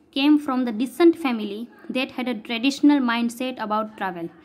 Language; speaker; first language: English; non-native, local second language; Gujarati